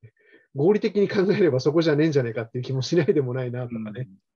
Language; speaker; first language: Japanese; native; Japanese